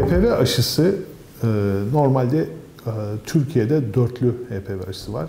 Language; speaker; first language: Turkish; native; Turkish